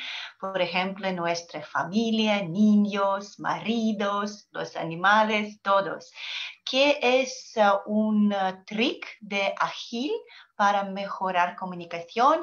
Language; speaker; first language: Spanish; non-native, learner; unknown